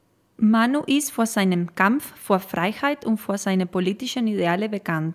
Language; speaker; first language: German; non-native, fluent; Spanish